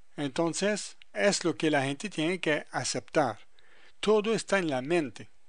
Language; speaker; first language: Spanish; non-native, fluent; French